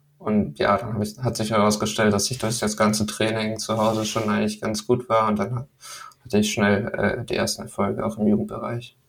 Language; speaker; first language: German; early bilingual, other home language; Danish